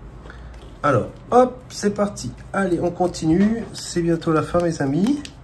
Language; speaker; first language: French; native; French